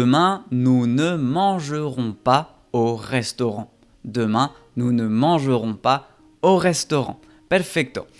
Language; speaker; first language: French; non-native, fluent; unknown